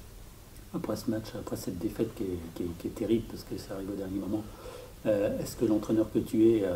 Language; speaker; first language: French; native; French